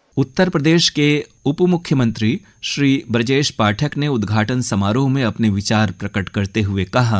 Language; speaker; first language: Hindi; native; Hindi